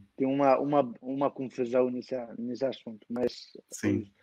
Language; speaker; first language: Portuguese; non-native, fluent; Arabic